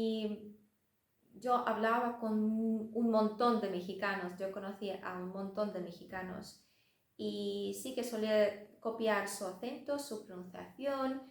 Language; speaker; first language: Spanish; non-native, fluent; Russian